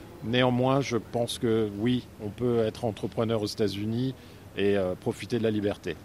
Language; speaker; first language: French; native; French